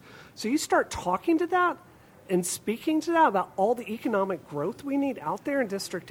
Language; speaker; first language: English; native; English